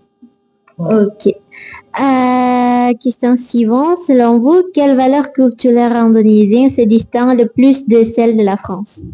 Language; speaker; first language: French; non-native, learner; Indonesian